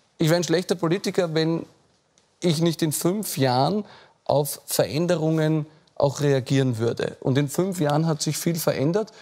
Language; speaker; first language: German; native; German